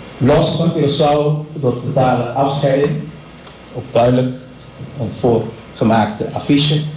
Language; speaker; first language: Dutch; non-native, local second language; Papiamento